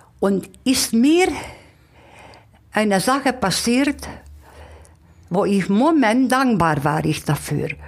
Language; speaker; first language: German; non-native, fluent; Hungarian